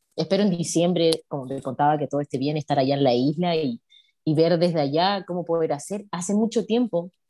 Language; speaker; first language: Spanish; native; Spanish